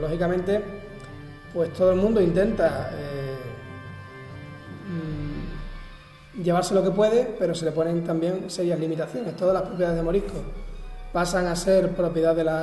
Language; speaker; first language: Spanish; native; Spanish